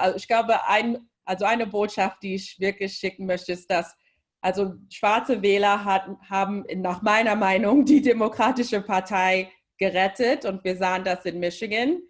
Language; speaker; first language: German; non-native, fluent; English